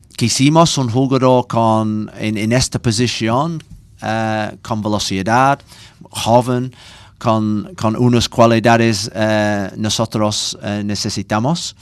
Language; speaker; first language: Spanish; non-native, learner; English